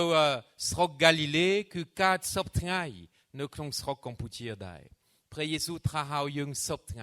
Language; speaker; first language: Khmer; non-native, fluent; French